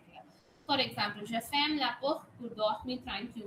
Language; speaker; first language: French; non-native, fluent; Tamil